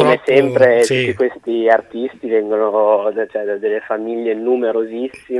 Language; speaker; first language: Italian; native; Italian